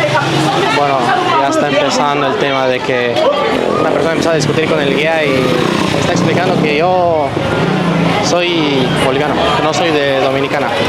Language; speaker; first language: Spanish; native; Spanish